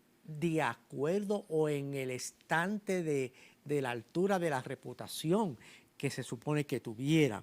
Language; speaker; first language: Spanish; native; Spanish